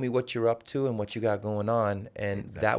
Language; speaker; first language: English; native; English